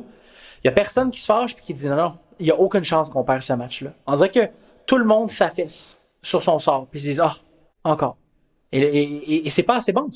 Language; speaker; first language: French; native; French